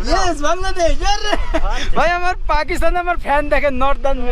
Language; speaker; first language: Hindi; non-native, learner; Bangla